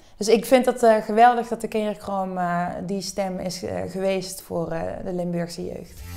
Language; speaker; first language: Dutch; native; Dutch